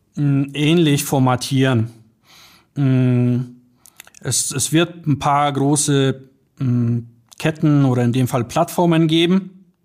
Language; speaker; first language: German; early bilingual, other home language; Polish